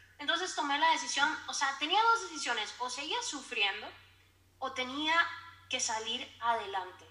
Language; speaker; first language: Spanish; native; Spanish